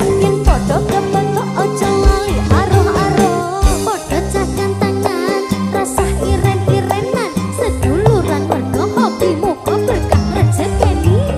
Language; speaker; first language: Indonesian; native; Indonesian